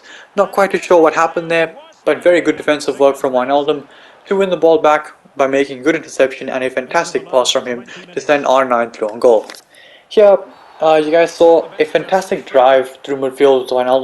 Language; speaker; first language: English; native; English